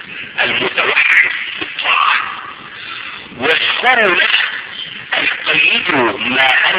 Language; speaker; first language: Arabic; native; Arabic